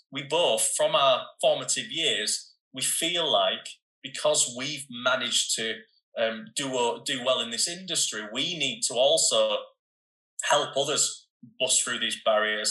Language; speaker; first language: English; native; English